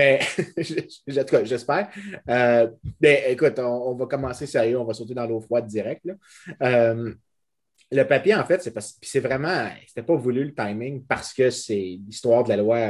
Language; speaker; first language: French; native; French